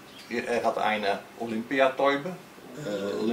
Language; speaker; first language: German; non-native, learner; Dutch